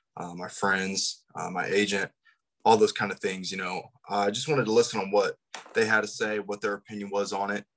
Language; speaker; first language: English; native; English